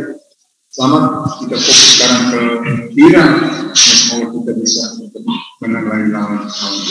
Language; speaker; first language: Indonesian; non-native, fluent; Serbian